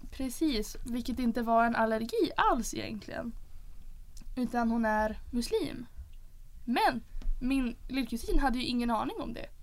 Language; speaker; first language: Swedish; native; Swedish